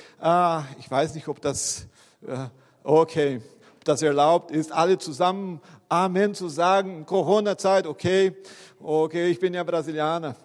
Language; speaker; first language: German; non-native, fluent; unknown